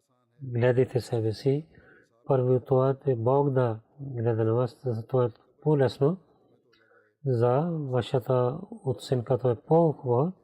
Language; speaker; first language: Bulgarian; non-native, learner; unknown